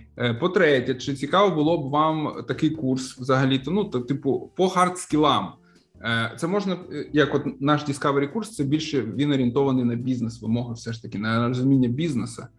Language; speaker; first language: Ukrainian; non-native, local second language; Russian